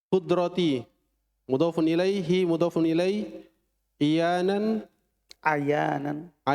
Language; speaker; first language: Arabic; non-native, learner; Indonesian